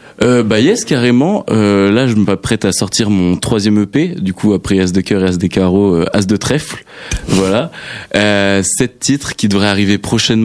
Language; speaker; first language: French; native; French